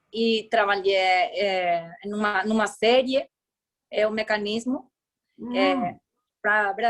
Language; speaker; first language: Portuguese; non-native, learner; Spanish